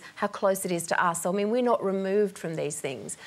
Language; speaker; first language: English; native; English